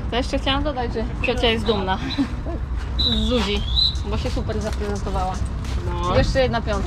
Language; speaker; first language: Polish; native; Polish